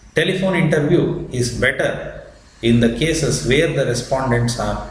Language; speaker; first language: English; non-native, local second language; Kannada